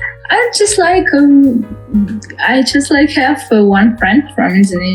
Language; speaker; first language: English; non-native, fluent; Russian